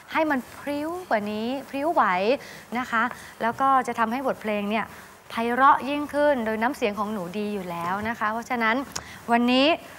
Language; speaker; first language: Thai; native; Thai